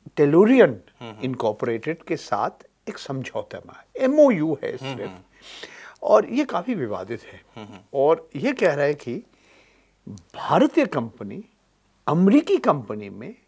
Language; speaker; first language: Hindi; native; Hindi